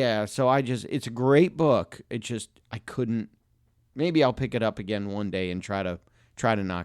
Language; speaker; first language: English; native; English